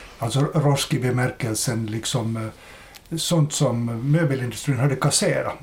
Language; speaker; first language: Swedish; native; Swedish